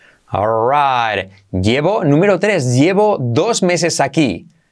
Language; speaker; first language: Spanish; native; Spanish